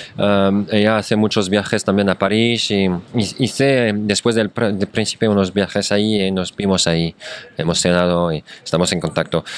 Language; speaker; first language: Spanish; non-native, fluent; French